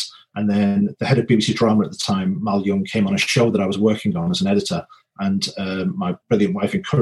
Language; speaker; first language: English; native; English